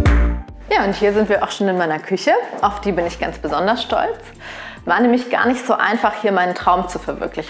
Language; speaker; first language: German; native; German